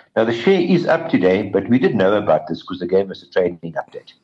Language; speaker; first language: English; native; English